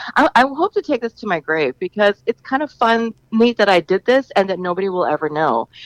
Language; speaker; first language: English; native; English